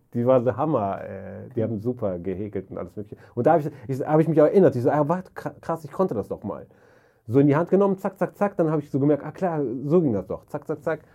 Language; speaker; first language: German; early bilingual, other home language; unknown